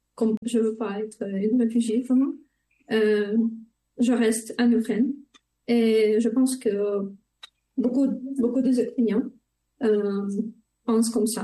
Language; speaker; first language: French; non-native, fluent; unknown